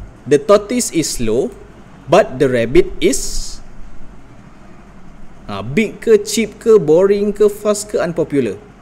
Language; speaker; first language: English; non-native, local second language; Malay